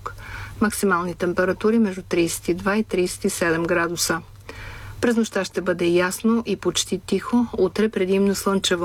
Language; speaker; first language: Bulgarian; native; Bulgarian